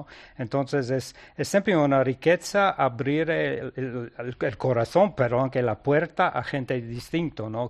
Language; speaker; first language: Spanish; non-native, fluent; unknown